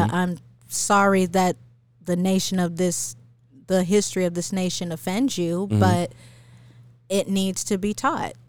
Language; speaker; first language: English; native; English